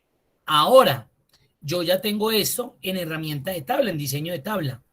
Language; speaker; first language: Spanish; native; Spanish